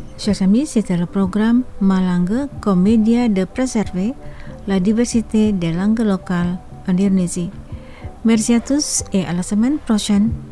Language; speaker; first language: French; non-native, fluent; Indonesian